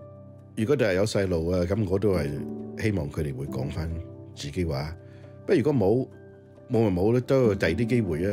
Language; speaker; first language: Cantonese; early bilingual, heritage; Cantonese